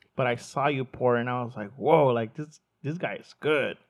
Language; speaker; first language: English; early bilingual, other home language; Spanish